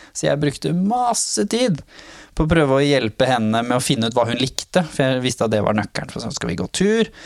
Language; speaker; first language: Norwegian; early bilingual, other home language; Somali